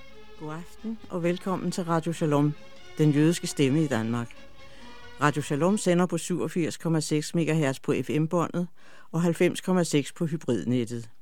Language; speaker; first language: Danish; native; Danish